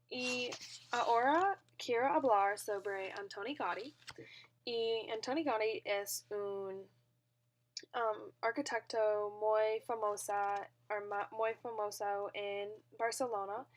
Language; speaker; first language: Spanish; non-native, learner; English